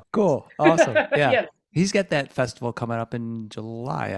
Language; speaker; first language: English; native; English